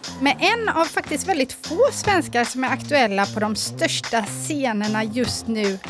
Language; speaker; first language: Swedish; native; Swedish